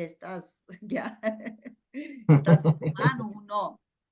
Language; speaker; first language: Spanish; non-native, fluent; German